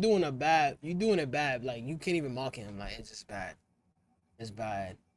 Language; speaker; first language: English; early bilingual, other home language; Spanish